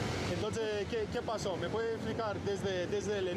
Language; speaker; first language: Spanish; early bilingual, heritage; English